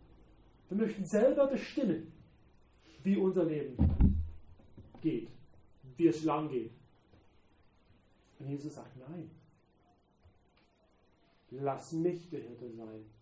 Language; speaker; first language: German; non-native, fluent; English